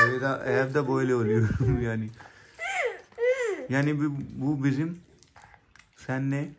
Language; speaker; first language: Turkish; non-native, learner; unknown